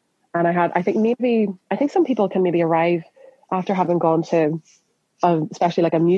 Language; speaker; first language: English; native; English